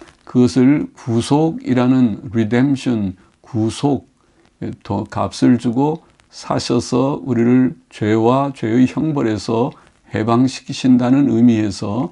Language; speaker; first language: Korean; native; Korean